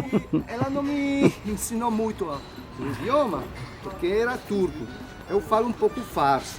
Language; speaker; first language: Portuguese; non-native, learner; Italian